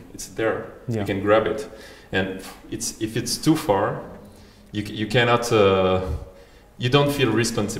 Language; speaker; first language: English; non-native, fluent; French